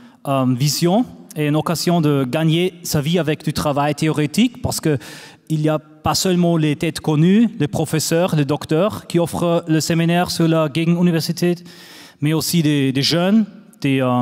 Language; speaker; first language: French; non-native, fluent; German